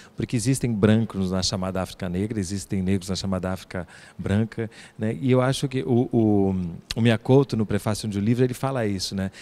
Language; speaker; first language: Portuguese; native; Portuguese